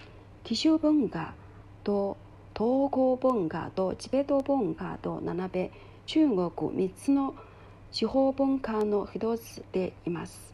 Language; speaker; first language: Japanese; non-native, learner; Chinese